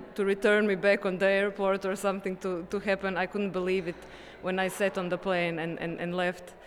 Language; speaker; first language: English; non-native, fluent; Croatian